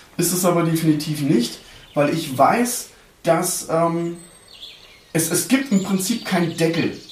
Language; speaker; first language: German; early bilingual, other home language; Turkish